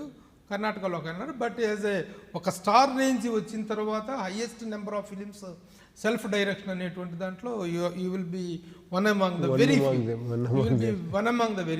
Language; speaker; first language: Telugu; native; Telugu